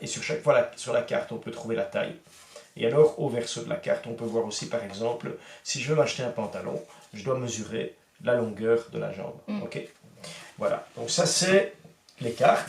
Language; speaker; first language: French; native; French